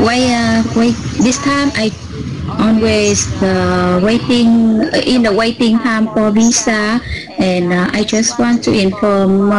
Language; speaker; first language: English; non-native, learner; Vietnamese